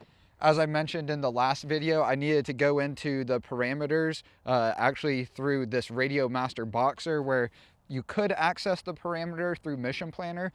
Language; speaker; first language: English; native; English